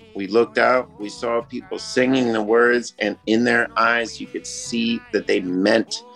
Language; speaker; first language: English; native; English